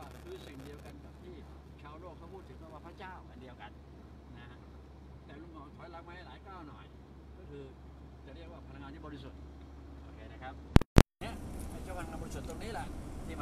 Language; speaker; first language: Thai; native; Thai